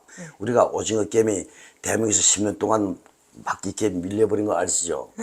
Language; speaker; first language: Korean; native; Korean